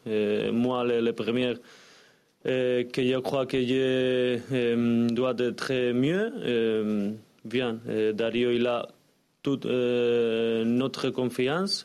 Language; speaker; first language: French; non-native, learner; Spanish